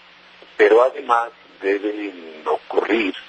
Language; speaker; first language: Spanish; native; Spanish